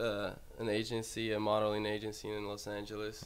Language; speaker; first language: English; non-native, fluent; Portuguese